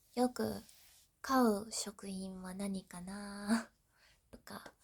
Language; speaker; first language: Japanese; non-native, learner; English